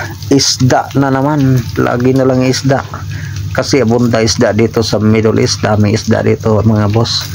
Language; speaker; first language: Filipino; non-native, local second language; Cebuano